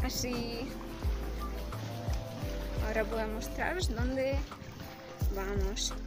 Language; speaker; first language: Spanish; non-native, learner; Russian